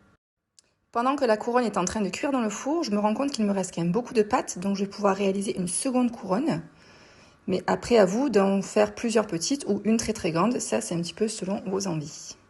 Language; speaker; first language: French; native; French